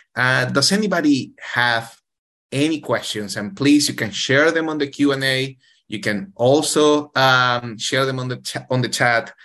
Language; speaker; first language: English; non-native, fluent; Spanish